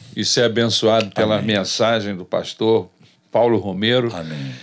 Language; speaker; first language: Portuguese; native; Portuguese